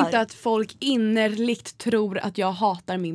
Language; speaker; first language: Swedish; native; Swedish